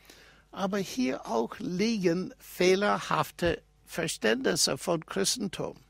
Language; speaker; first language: German; non-native, fluent; English